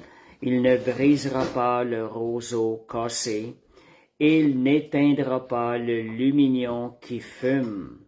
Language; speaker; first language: French; native; French